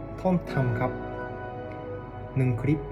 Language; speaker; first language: Thai; non-native, learner; Japanese